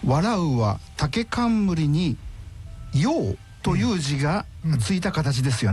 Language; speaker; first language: Japanese; native; Japanese